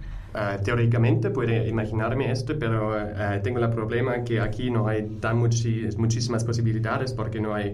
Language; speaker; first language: Spanish; non-native, fluent; German